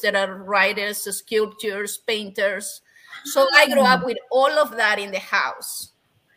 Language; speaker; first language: English; non-native, fluent; Spanish